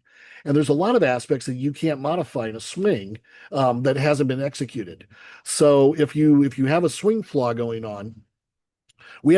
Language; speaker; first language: English; native; English